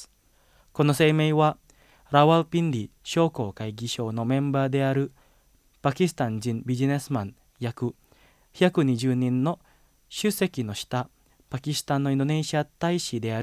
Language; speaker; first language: Japanese; non-native, fluent; Indonesian